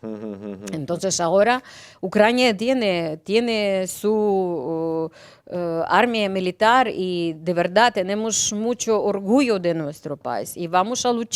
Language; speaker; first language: Spanish; non-native, learner; Ukrainian